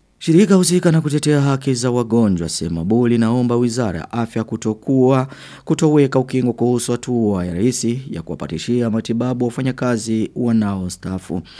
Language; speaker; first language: Swahili; non-native, local second language; Rundi